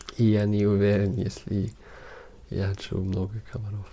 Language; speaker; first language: Russian; non-native, learner; German